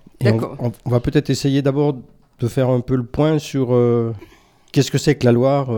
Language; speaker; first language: French; native; French